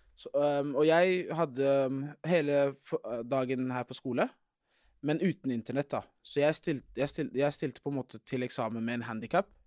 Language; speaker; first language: Norwegian; native; Norwegian